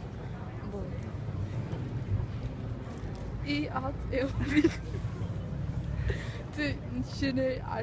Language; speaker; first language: French; non-native, learner; Dutch